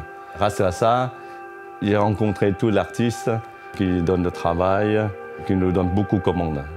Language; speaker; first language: French; non-native, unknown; Chinese